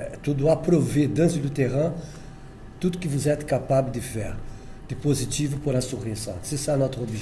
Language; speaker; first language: French; non-native, fluent; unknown